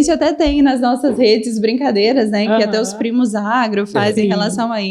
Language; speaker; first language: Portuguese; native; Portuguese